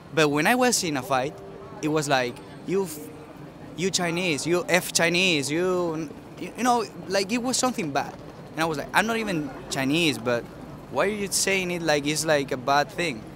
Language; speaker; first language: English; early bilingual, other home language; Spanish